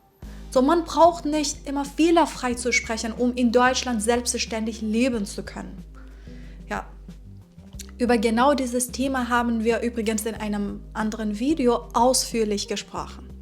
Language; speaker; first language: German; non-native, fluent; Persian